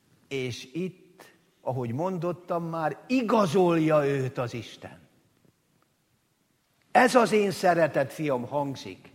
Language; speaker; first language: Hungarian; native; Hungarian